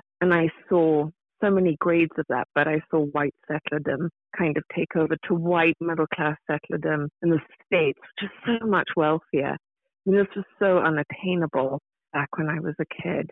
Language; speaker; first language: English; native; English